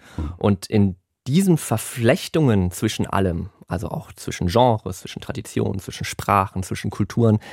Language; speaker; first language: German; native; German